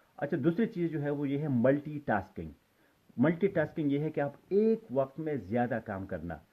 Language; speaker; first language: Urdu; non-native, local second language; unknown